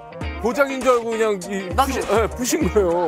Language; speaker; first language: Korean; native; Korean